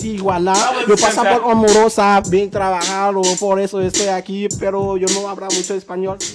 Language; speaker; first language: Spanish; non-native, learner; Haitian Creole